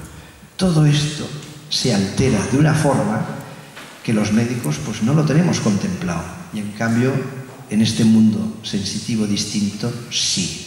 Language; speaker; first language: Spanish; native; Spanish